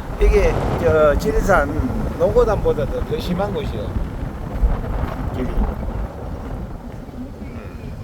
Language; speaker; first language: Korean; native; Korean